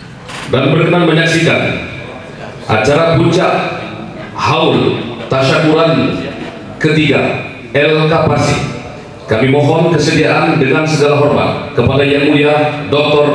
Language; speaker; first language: Indonesian; native; Indonesian